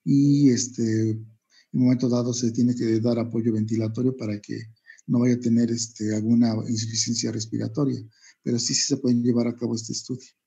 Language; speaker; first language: Spanish; native; Spanish